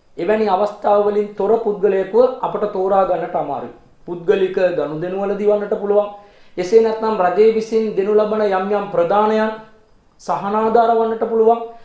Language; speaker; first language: Sinhala; non-native, local second language; Tamil